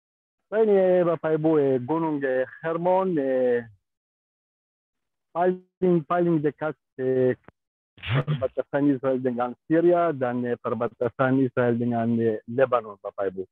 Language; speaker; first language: Indonesian; non-native, fluent; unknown